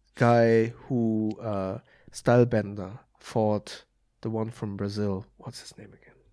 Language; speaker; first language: English; non-native, fluent; German